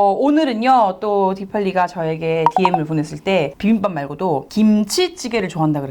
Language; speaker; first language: Korean; native; Korean